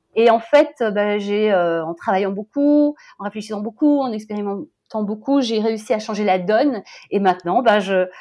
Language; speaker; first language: French; native; French